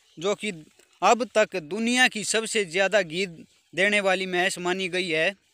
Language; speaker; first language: Hindi; native; Hindi